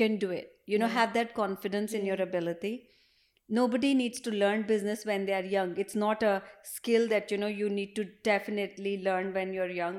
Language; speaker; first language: English; non-native, local second language; Hindi